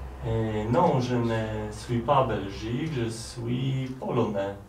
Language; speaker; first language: French; non-native, learner; Polish